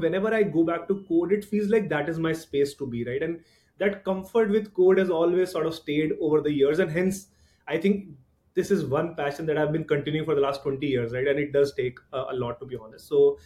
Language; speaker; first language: English; non-native, local second language; Hindi